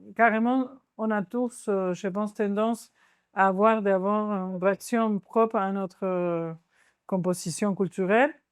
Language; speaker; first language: French; non-native, fluent; Spanish